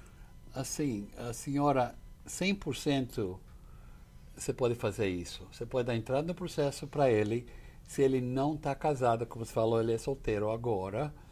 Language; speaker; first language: Portuguese; non-native, fluent; English